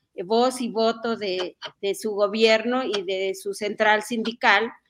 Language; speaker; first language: Spanish; non-native, local second language; Mixtepec Mixtec